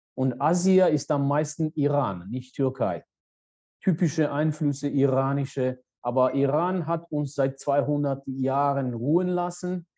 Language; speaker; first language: German; non-native, fluent; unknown